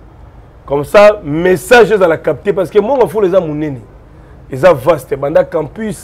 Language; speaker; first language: French; non-native, local second language; Lingala